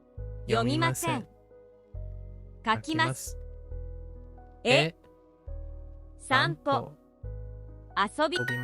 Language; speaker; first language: Japanese; non-native, learner; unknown